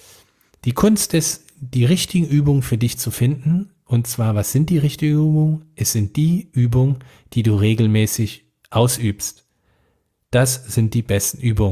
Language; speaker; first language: German; native; German